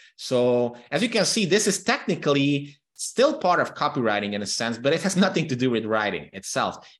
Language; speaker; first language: English; non-native, fluent; Hungarian